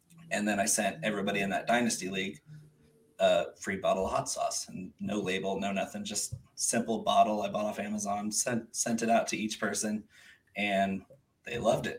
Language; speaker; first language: English; early bilingual, other home language; Spanish